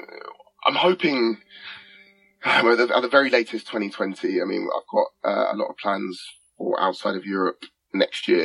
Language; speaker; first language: English; native; English